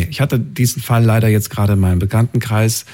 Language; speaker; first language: German; native; German